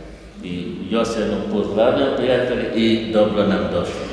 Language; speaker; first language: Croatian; non-native, learner; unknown